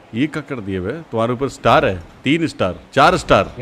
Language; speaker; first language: Hindi; native; Hindi